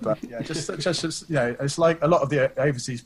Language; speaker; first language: English; native; English